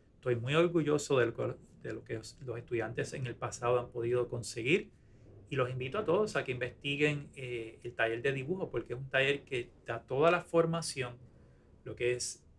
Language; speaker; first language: Spanish; native; Spanish